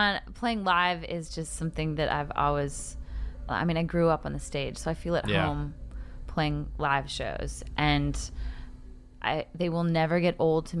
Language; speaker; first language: English; native; English